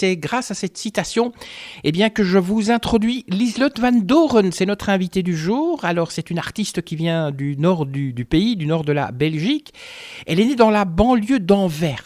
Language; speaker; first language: French; native; French